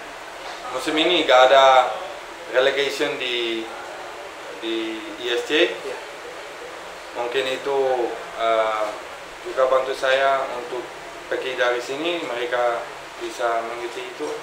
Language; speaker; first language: Indonesian; non-native, fluent; Dutch